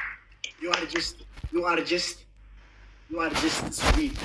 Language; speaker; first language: English; non-native, learner; Oromo